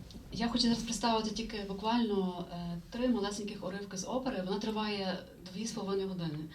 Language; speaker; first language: Ukrainian; native; Ukrainian